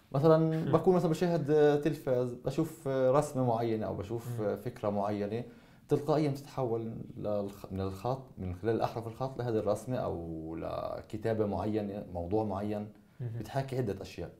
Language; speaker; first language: Arabic; native; Arabic